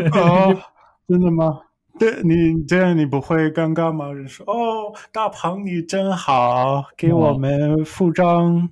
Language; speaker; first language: Chinese; non-native, fluent; English